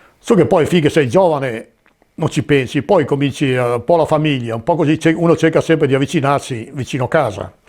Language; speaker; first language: Italian; native; Italian